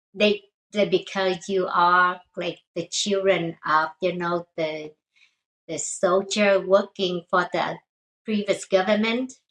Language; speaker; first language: English; non-native, fluent; Vietnamese